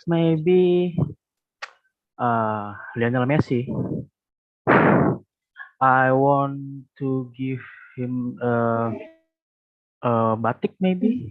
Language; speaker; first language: English; non-native, learner; Indonesian